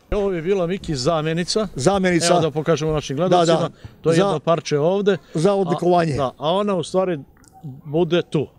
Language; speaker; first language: Serbian; native; Serbian